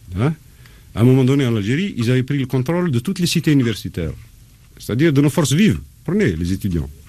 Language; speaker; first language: French; non-native, local second language; Arabic